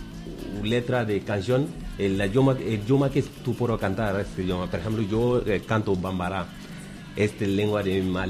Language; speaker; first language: Spanish; non-native, learner; Bambara